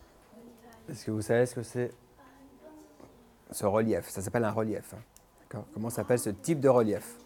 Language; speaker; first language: French; native; French